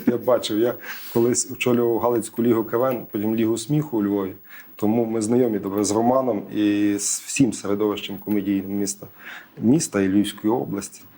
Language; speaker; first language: Ukrainian; native; Ukrainian